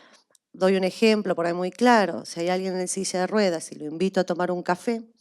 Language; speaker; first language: Spanish; native; Spanish